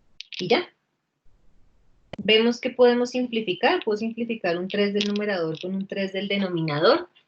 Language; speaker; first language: Spanish; native; Spanish